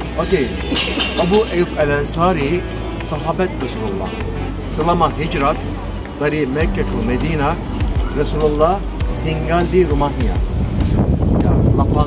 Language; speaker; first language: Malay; non-native, learner; Turkish